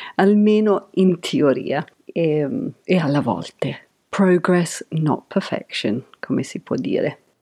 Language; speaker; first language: Italian; non-native, fluent; English